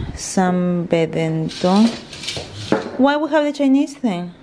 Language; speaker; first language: English; non-native, learner; Spanish